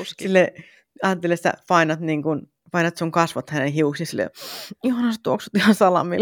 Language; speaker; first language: Finnish; native; Finnish